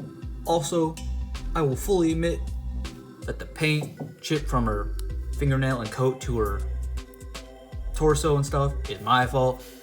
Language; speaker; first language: English; native; English